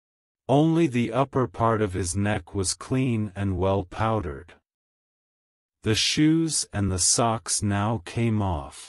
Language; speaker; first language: English; non-native, local second language; Urdu